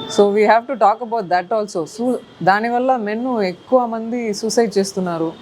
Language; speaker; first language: Telugu; non-native, fluent; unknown